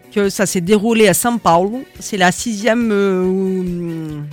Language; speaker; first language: Portuguese; early bilingual, heritage; Portuguese